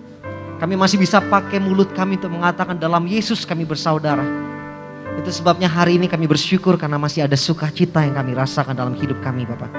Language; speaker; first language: Indonesian; native; Indonesian